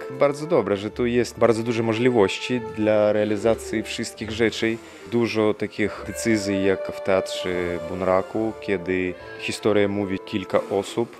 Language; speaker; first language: Polish; non-native, learner; Russian